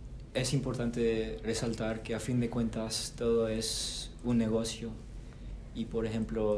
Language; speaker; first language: Spanish; early bilingual, heritage; Spanish